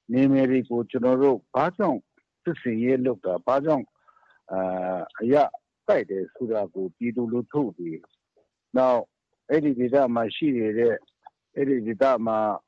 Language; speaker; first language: Burmese; non-native, local second language; Kachin